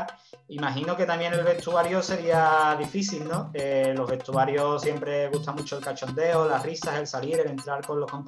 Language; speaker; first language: Spanish; native; Spanish